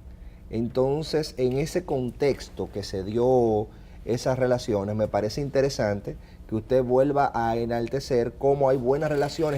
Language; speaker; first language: Spanish; native; Spanish